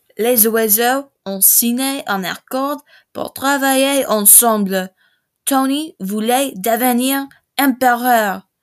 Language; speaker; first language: French; non-native, learner; English